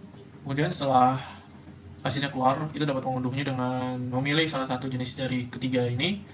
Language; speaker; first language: Indonesian; native; Indonesian